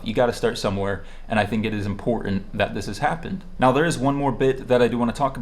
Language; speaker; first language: English; native; English